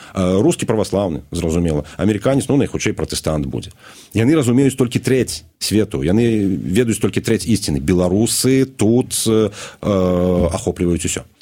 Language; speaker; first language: Belarusian; non-native, local second language; Russian